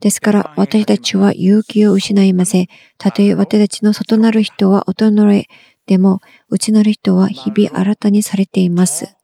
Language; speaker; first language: Japanese; non-native, fluent; Korean